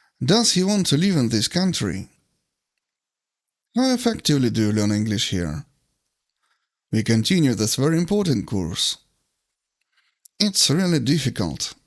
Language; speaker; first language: English; non-native, fluent; Ukrainian